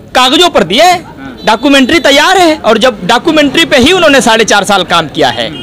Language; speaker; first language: Hindi; native; Hindi